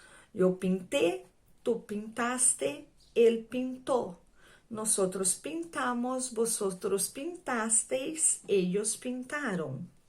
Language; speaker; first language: Spanish; non-native, fluent; Portuguese